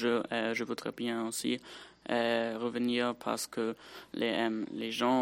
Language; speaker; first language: French; non-native, learner; German